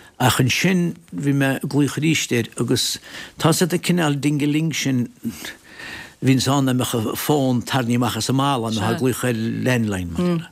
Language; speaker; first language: Irish; native; Irish